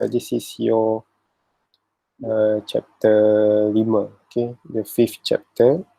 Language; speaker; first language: English; non-native, local second language; Malay